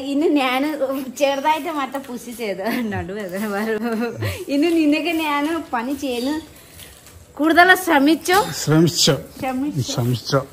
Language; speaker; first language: Malayalam; non-native, learner; Nepali